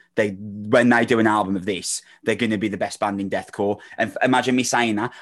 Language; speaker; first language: English; native; English